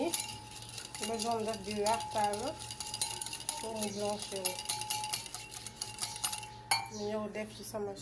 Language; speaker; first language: French; non-native, local second language; Wolof